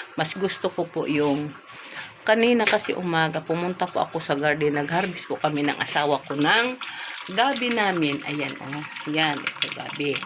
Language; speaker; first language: Filipino; non-native, local second language; Cebuano